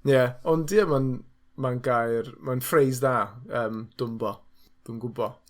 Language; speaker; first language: Welsh; non-native, learner; English